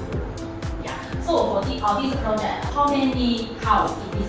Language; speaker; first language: English; non-native, learner; Chinese